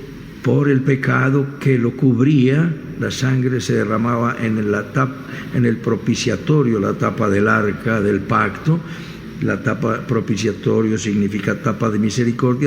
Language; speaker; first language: Spanish; native; Spanish